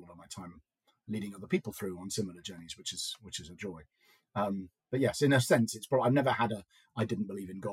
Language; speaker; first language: English; native; English